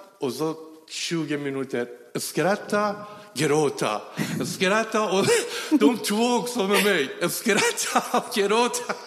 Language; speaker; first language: Swedish; non-native, fluent; Persian